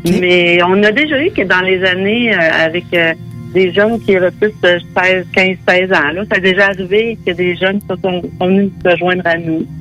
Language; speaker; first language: French; native; French